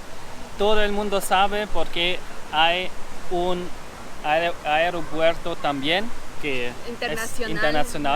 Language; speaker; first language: Spanish; non-native, learner; German